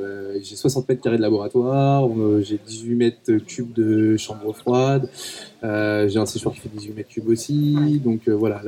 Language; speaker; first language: French; native; French